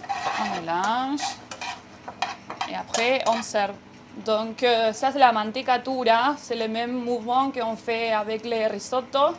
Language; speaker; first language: French; non-native, fluent; Spanish